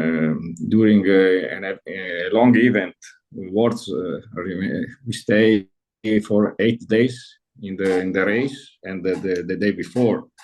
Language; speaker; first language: English; non-native, learner; Italian